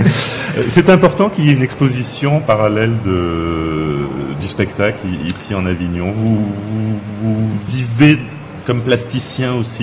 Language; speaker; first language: French; native; French